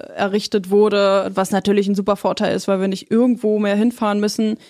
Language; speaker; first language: German; native; German